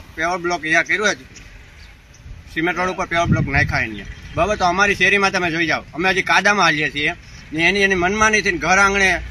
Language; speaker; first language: Gujarati; native; Gujarati